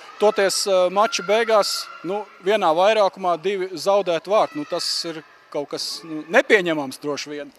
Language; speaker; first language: Latvian; native; Latvian